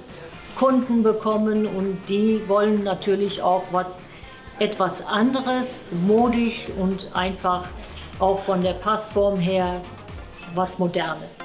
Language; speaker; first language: German; non-native, fluent; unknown